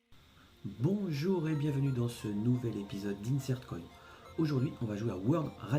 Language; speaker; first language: French; native; French